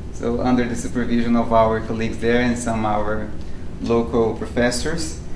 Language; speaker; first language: English; non-native, fluent; Portuguese